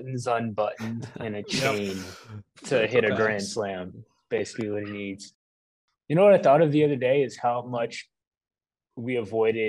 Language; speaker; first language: English; native; English